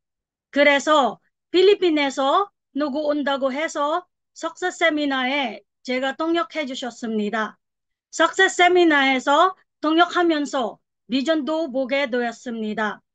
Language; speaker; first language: Korean; non-native, learner; Filipino